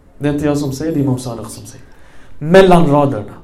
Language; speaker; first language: Swedish; early bilingual, other home language; Arabic